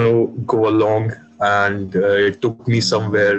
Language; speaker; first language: English; non-native, local second language; Kashmiri